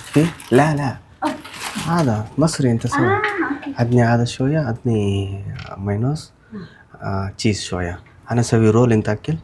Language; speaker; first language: Arabic; non-native, learner; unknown